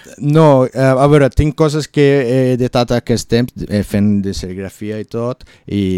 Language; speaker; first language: Catalan; non-native, learner; Portuguese